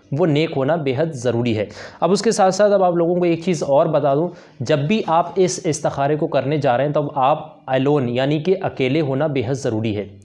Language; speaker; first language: Urdu; native; Urdu